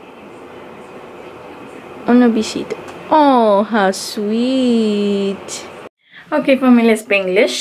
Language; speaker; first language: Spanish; early bilingual, heritage; Spanish